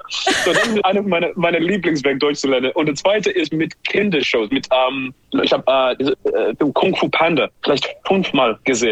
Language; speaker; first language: German; non-native, learner; English